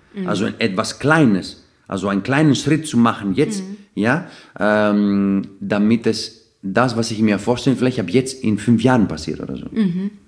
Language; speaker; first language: German; non-native, fluent; Greek